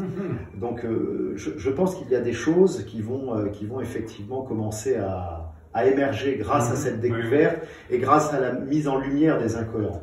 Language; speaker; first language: French; native; French